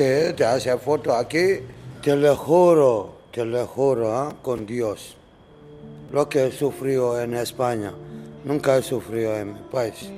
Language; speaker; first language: Spanish; non-native, learner; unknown